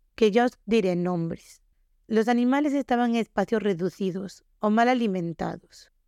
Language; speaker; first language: Spanish; native; Spanish